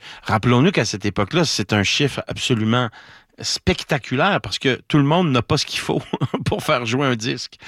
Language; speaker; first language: French; native; French